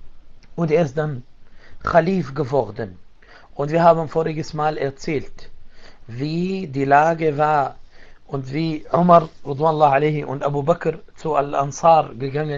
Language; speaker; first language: German; non-native, fluent; Arabic